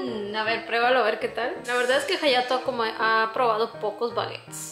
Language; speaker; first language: Spanish; native; Spanish